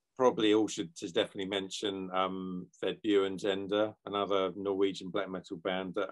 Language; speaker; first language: English; native; English